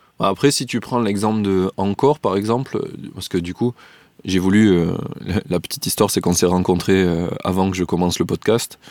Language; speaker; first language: French; native; French